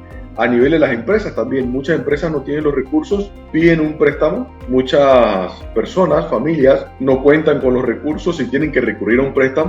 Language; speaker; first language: Spanish; native; Spanish